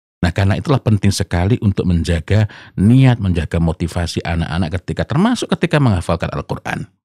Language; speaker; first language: Indonesian; non-native, local second language; Javanese